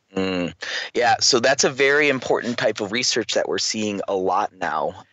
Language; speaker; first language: English; native; English